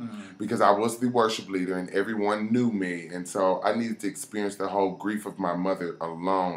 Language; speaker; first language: English; native; English